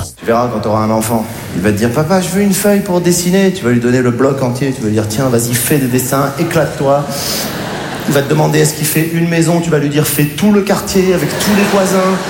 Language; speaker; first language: French; native; French